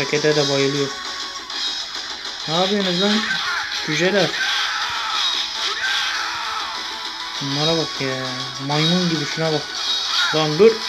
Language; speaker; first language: Turkish; native; Turkish